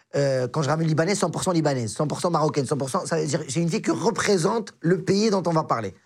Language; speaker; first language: French; non-native, local second language; Arabic